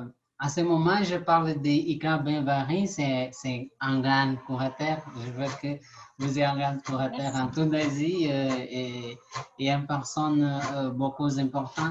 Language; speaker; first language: French; non-native, learner; Portuguese